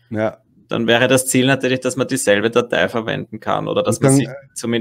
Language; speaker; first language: German; native; German